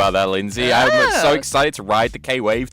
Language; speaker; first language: English; native; English